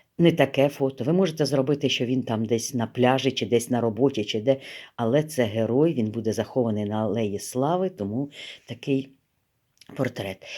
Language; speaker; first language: Ukrainian; native; Ukrainian